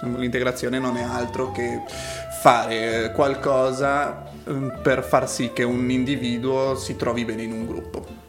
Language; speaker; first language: Italian; early bilingual, other home language; Spanish